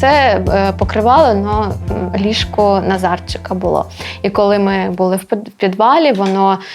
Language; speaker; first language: Ukrainian; non-native, local second language; Russian